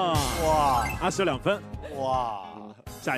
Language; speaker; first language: Chinese; native; Chinese